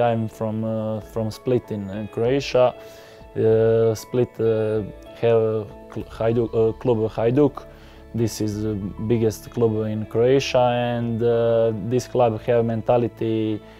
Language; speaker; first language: English; non-native, learner; Croatian